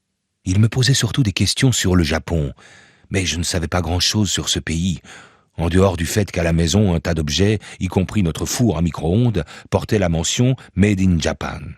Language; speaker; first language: French; native; French